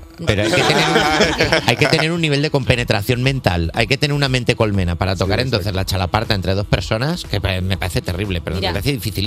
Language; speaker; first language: Spanish; native; Spanish